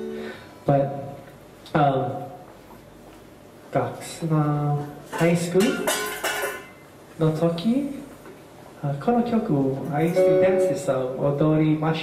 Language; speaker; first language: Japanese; non-native, learner; English